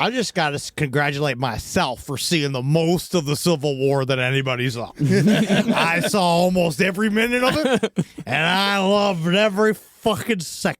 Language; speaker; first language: English; native; English